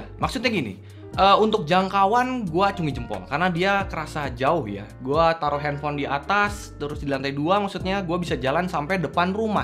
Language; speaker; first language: Indonesian; native; Indonesian